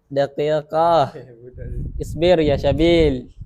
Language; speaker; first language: Arabic; non-native, learner; Malay